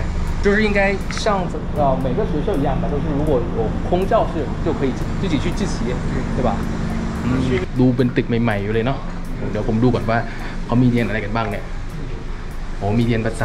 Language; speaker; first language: Thai; native; Thai